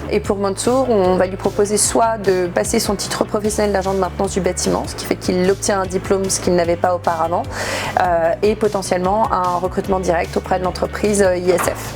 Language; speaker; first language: French; native; French